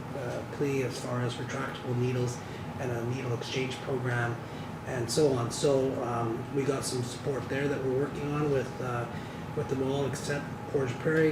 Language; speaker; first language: English; native; English